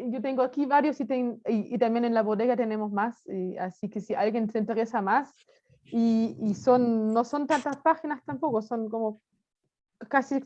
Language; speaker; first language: Spanish; non-native, fluent; German